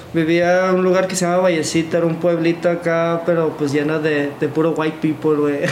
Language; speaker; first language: Spanish; early bilingual, other home language; English